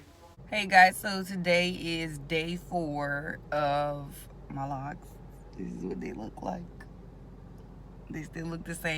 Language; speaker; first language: English; native; English